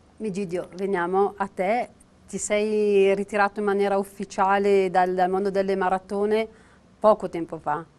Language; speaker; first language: Italian; native; Italian